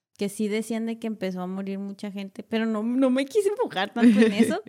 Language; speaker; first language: Spanish; native; Spanish